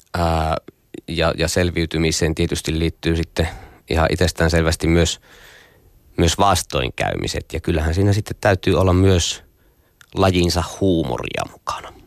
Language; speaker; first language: Finnish; native; Finnish